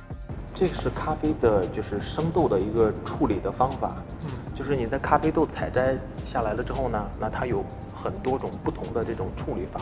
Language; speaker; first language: Chinese; native; Chinese